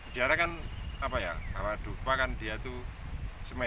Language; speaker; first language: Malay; non-native, local second language; Javanese